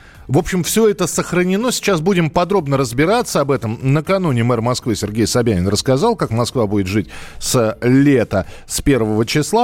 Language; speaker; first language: Russian; native; Russian